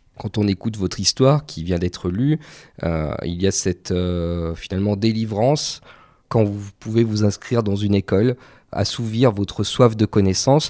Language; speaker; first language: French; native; French